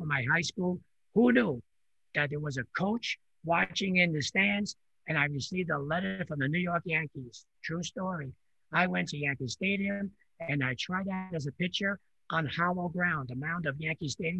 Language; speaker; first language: English; early bilingual, other home language; Italian